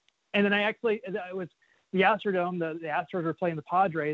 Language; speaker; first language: English; native; English